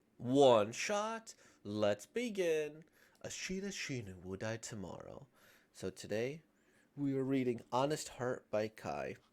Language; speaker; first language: English; native; English